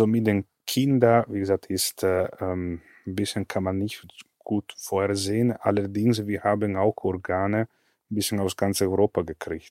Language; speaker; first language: German; non-native, fluent; Italian